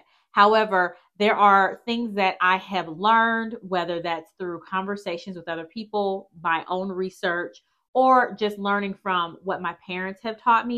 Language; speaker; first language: English; native; English